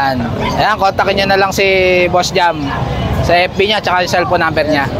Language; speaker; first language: Filipino; native; Filipino